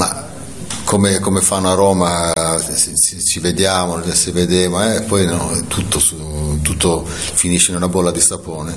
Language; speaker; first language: Italian; native; Italian